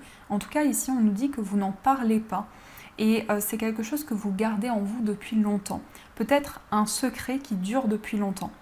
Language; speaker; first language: French; native; French